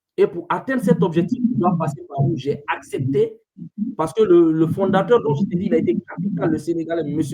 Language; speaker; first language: French; non-native, local second language; Fula